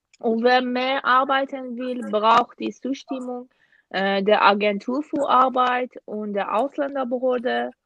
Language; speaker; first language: German; non-native, fluent; Persian